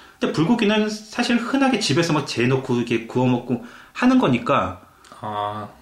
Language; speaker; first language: Korean; native; Korean